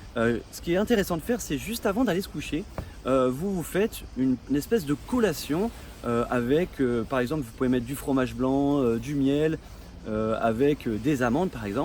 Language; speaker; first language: French; native; French